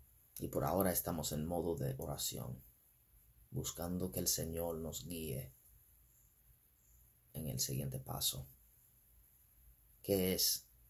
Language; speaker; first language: Spanish; non-native, fluent; English